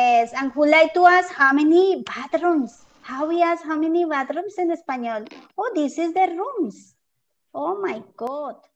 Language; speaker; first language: English; non-native, fluent; Spanish